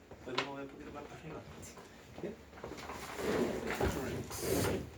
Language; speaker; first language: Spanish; early bilingual, heritage; Spanish